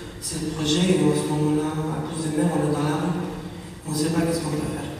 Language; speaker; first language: French; non-native, learner; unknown